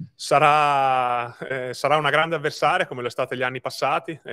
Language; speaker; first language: Italian; native; Italian